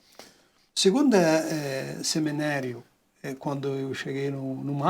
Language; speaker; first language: Portuguese; non-native, learner; Arabic